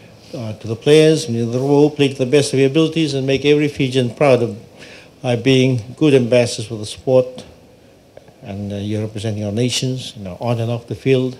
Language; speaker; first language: English; non-native, local second language; Fijian